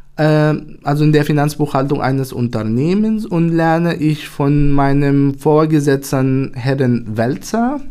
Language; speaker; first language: German; non-native, fluent; Arabic